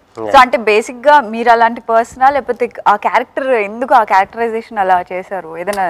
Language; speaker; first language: Telugu; native; Telugu